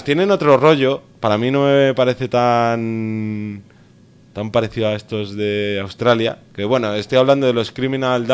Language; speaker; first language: Spanish; native; Spanish